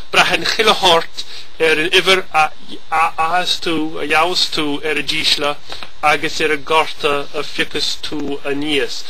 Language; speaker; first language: Irish; native; Irish